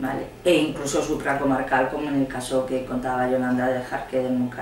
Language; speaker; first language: Spanish; native; Spanish